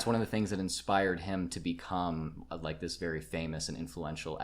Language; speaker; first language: English; native; English